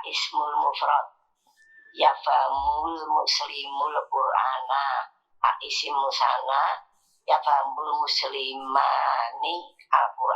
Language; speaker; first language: Arabic; non-native, learner; Indonesian